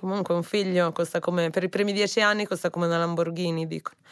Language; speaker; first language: Italian; native; Italian